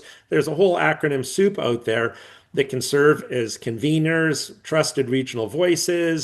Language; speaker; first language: English; native; English